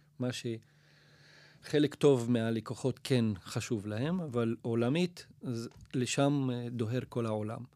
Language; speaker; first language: Hebrew; non-native, local second language; Arabic